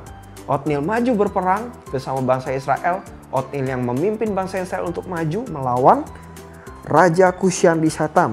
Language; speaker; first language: Indonesian; native; Indonesian